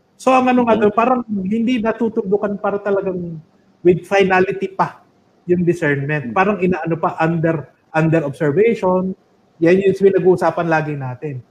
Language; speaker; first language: Filipino; native; Filipino